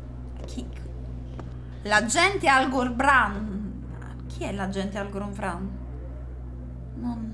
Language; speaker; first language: Italian; native; Italian